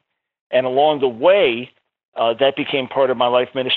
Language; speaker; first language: English; native; English